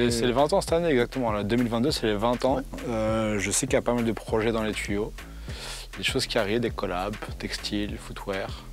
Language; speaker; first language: French; native; French